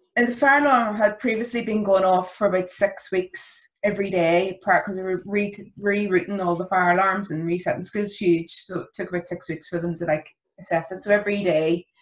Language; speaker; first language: English; native; English